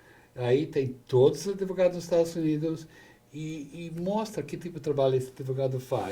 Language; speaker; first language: Portuguese; non-native, fluent; English